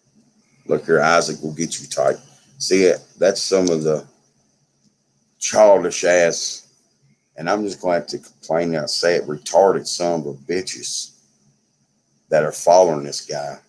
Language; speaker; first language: English; native; English